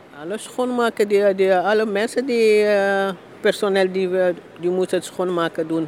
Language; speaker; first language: Dutch; non-native, learner; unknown